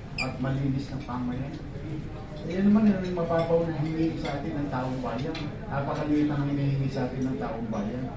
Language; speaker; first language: Filipino; native; Filipino